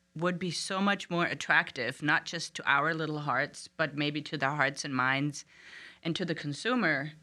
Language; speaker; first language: English; non-native, fluent; German